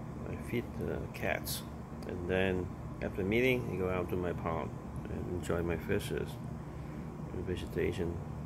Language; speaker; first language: English; non-native, fluent; Vietnamese